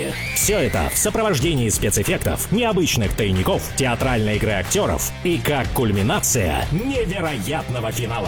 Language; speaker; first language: Russian; native; Russian